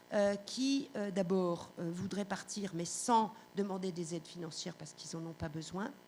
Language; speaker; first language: French; native; French